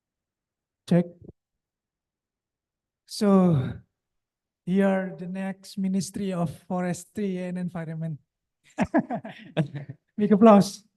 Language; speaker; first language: English; non-native, local second language; Indonesian